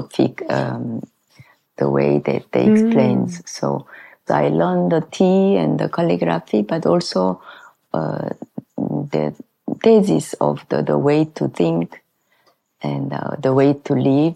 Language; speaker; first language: English; non-native, learner; Korean